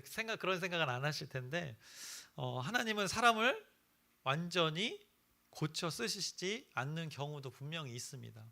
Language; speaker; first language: Korean; native; Korean